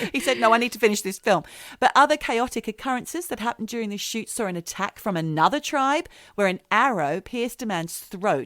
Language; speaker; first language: English; native; English